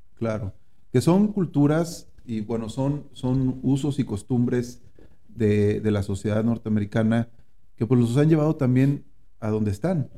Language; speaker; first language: Spanish; native; Spanish